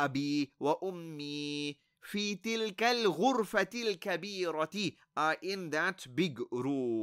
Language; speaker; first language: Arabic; non-native, fluent; English